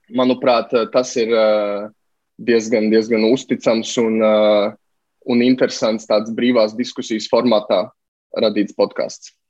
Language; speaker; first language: Latvian; native; Latvian